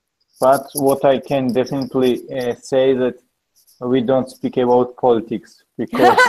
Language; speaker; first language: English; non-native, learner; Georgian